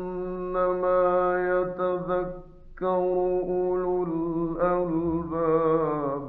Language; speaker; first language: Arabic; native; Arabic